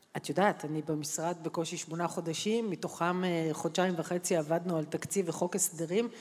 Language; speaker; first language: Hebrew; native; Hebrew